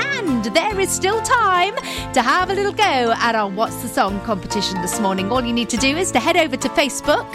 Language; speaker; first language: English; native; English